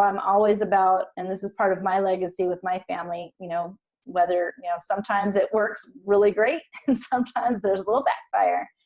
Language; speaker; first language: English; native; English